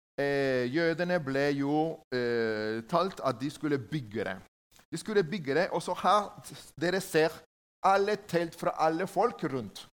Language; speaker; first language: Norwegian; non-native, learner; Spanish